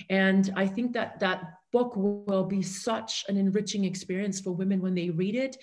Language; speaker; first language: English; non-native, fluent; German